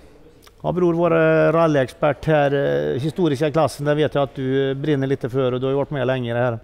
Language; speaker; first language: Swedish; native; Swedish